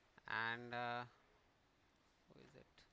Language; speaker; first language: English; non-native, local second language; Hindi